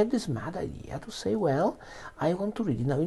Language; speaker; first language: English; non-native, fluent; Polish